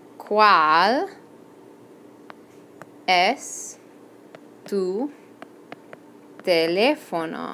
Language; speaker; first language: Spanish; non-native, fluent; English